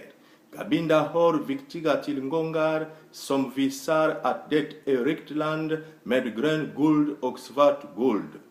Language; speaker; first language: Swedish; non-native, fluent; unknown